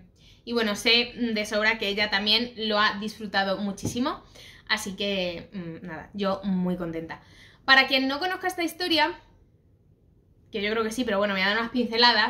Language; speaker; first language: Spanish; native; Spanish